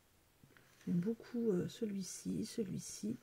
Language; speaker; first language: French; native; French